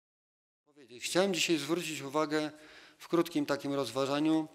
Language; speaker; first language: Polish; native; Polish